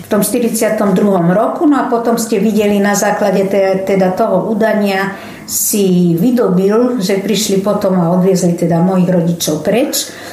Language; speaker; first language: Slovak; native; Slovak